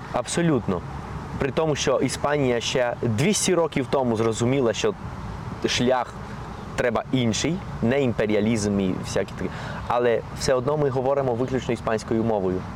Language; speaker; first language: Ukrainian; non-native, fluent; Spanish